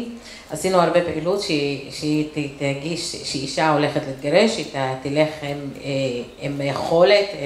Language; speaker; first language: Hebrew; non-native, local second language; Arabic